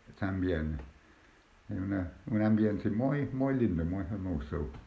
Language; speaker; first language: Spanish; non-native, learner; English